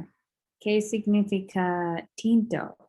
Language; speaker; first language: Spanish; non-native, learner; English